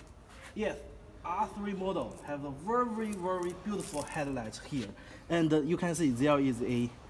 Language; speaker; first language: English; non-native, learner; Chinese